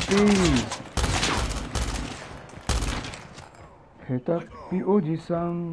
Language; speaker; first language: Japanese; native; Japanese